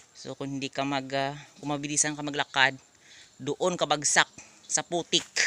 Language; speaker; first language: Filipino; non-native, local second language; Hiligaynon